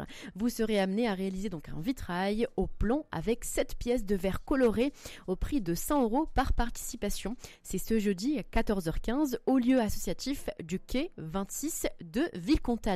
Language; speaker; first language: French; native; French